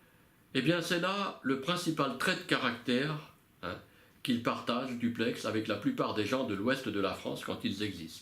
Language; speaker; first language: French; native; French